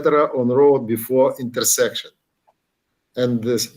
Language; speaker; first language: English; non-native, learner; Ukrainian